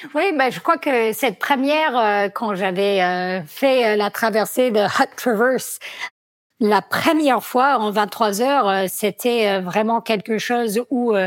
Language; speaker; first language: French; non-native, fluent; English